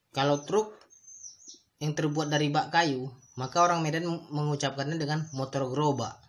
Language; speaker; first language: Indonesian; native; Indonesian